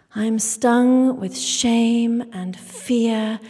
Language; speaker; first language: English; native; English